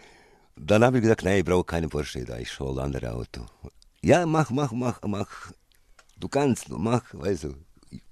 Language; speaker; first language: German; non-native, fluent; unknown